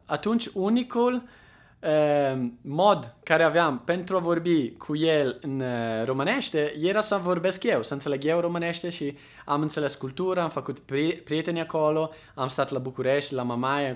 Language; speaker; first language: Romanian; non-native, fluent; Italian